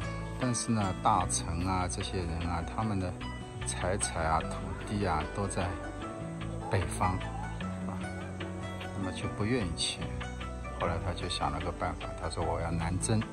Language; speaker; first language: Chinese; native; Chinese